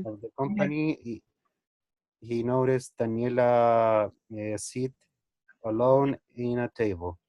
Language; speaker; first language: English; non-native, learner; Spanish